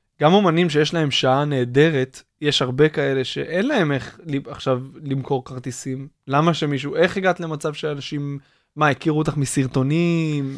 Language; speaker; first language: Hebrew; native; Hebrew